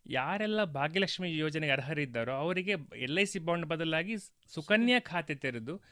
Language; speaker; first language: Kannada; native; Kannada